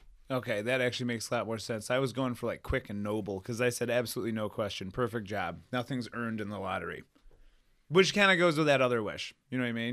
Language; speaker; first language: English; native; English